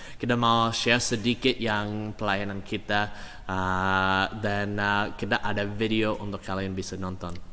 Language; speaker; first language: Indonesian; non-native, fluent; English